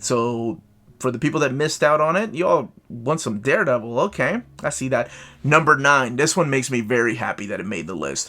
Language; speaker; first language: English; native; English